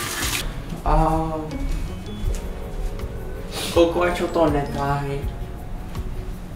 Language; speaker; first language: Japanese; non-native, learner; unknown